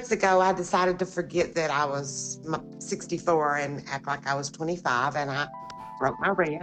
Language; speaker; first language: English; native; English